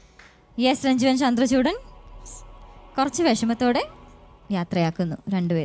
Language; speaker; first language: Malayalam; native; Malayalam